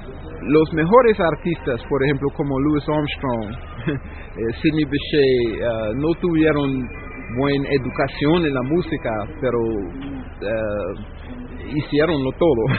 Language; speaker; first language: Spanish; non-native, fluent; English